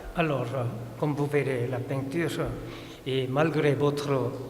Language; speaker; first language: French; non-native, fluent; Korean